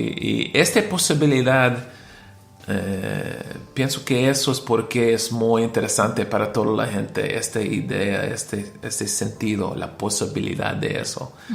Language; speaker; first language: Spanish; non-native, learner; English